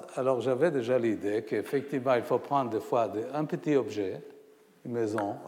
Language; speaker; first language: French; non-native, fluent; Hebrew